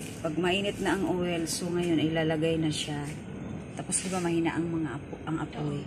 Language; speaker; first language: Filipino; non-native, local second language; Cebuano